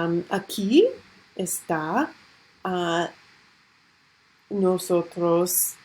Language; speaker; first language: Spanish; non-native, learner; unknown